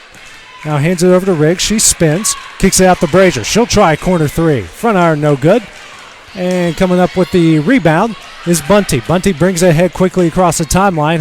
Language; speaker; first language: English; native; English